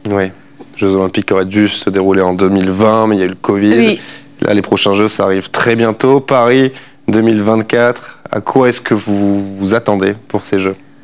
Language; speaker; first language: French; native; French